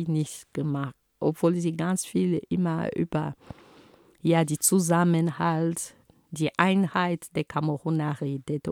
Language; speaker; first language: German; non-native, fluent; Ghomala